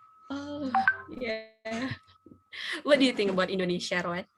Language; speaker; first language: English; non-native, learner; Indonesian